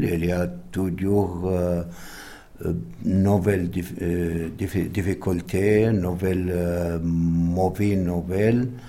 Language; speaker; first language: French; non-native, learner; Arabic